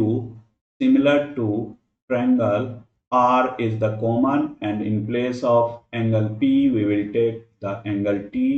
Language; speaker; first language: English; non-native, local second language; Hindi